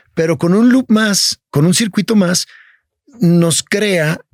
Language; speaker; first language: Spanish; native; Spanish